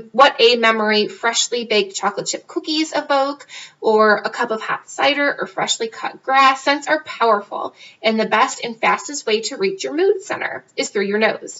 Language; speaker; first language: English; native; English